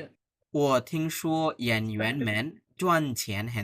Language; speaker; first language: Chinese; non-native, fluent; Bangla